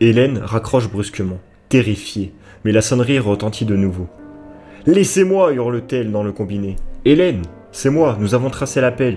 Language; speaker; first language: French; native; French